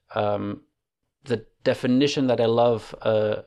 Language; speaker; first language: English; non-native, fluent; German